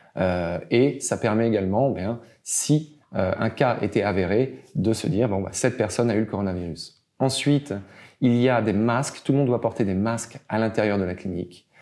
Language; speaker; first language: French; native; French